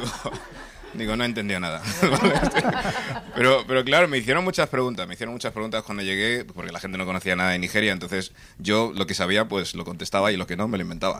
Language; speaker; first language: Spanish; early bilingual, other home language; English